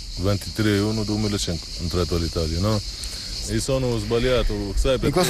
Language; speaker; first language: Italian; non-native, learner; Arabic